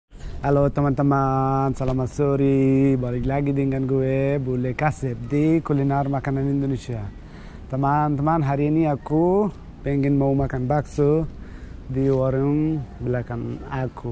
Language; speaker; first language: Indonesian; non-native, learner; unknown